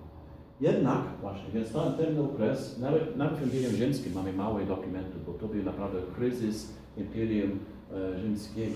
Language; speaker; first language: Polish; non-native, fluent; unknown